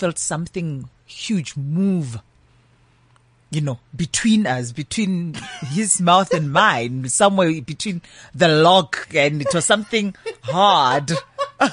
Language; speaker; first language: English; non-native, local second language; Northern Sotho